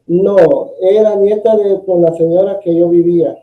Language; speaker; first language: Spanish; native; Spanish